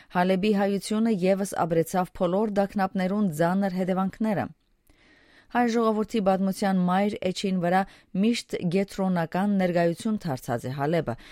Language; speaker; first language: Armenian; early bilingual, heritage; Armenian